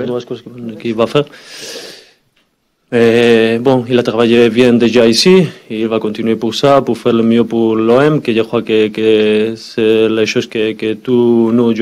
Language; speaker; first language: French; non-native, learner; Spanish